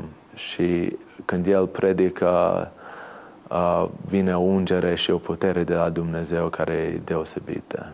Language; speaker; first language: Romanian; non-native, fluent; English